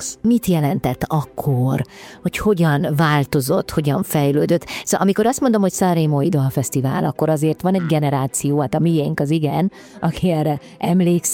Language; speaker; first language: Hungarian; native; Hungarian